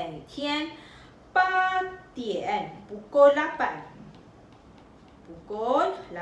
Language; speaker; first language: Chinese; non-native, local second language; Malay